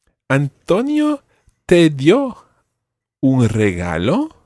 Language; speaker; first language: Spanish; non-native, fluent; English